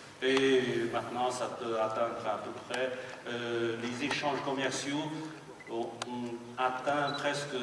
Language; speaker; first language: French; non-native, fluent; Chinese